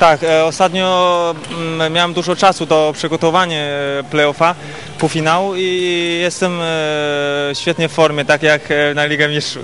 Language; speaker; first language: Polish; non-native, fluent; Chinese